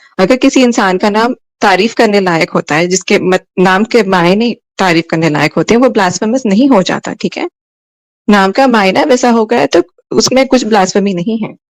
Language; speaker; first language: Urdu; native; Urdu